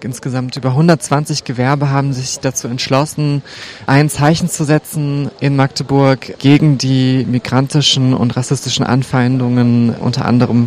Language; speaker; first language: German; native; German